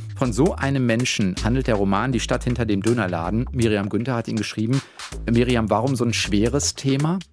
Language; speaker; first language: German; native; German